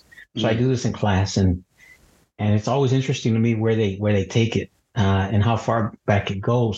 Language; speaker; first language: English; native; English